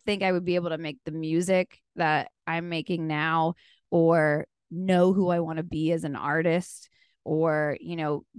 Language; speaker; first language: English; native; English